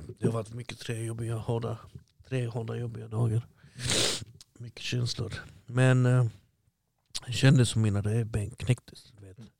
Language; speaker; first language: Swedish; early bilingual, other home language; Arabic